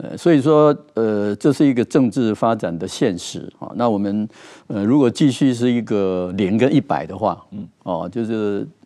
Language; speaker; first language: Chinese; native; Chinese